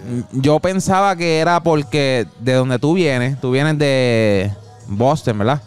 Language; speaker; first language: Spanish; early bilingual, heritage; Spanish